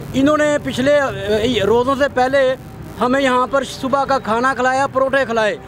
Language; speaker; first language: Urdu; non-native, local second language; Punjabi